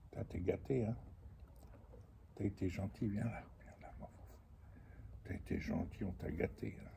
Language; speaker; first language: French; native; French